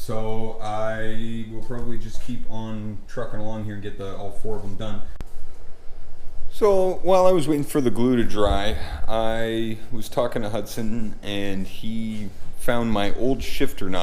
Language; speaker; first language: English; native; English